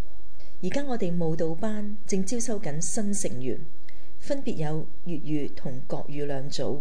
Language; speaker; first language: Chinese; native; Chinese